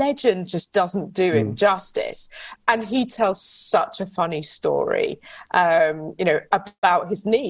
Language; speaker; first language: English; native; English